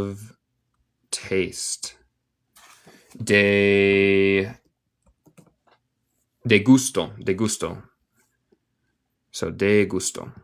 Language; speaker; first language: Spanish; non-native, learner; English